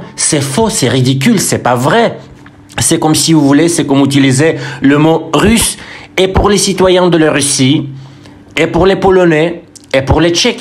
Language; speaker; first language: French; non-native, fluent; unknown